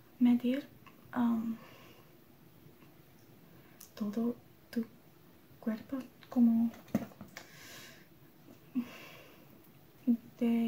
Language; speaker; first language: Spanish; non-native, learner; English